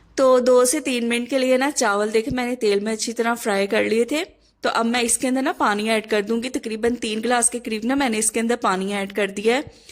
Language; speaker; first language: Urdu; native; Urdu